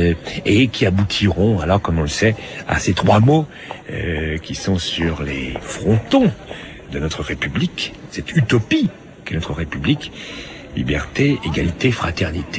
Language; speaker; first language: French; native; French